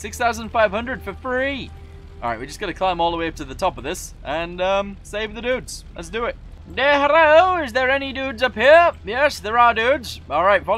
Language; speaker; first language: English; native; English